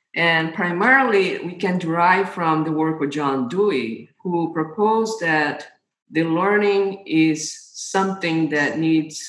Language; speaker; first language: English; non-native, fluent; Portuguese